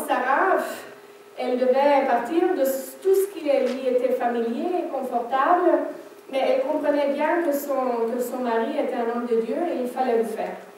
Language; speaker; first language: French; non-native, fluent; German